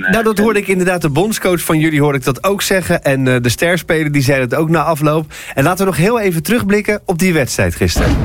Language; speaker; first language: Dutch; native; Dutch